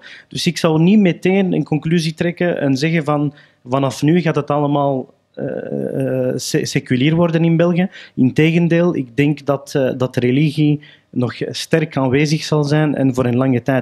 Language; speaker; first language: Dutch; early bilingual, other home language; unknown